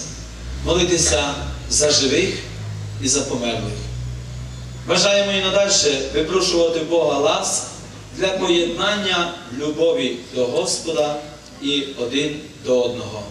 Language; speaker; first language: Ukrainian; native; Ukrainian